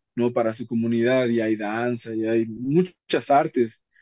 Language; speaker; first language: Spanish; native; Spanish